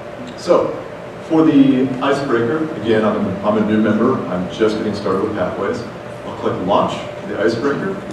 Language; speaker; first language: English; native; English